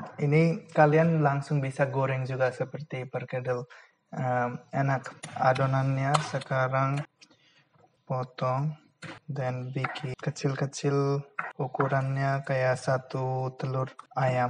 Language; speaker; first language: Indonesian; non-native, fluent; Bangla